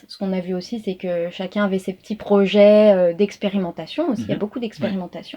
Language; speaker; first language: French; native; French